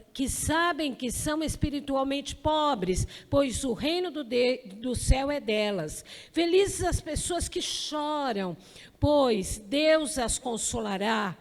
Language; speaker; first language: Portuguese; native; Portuguese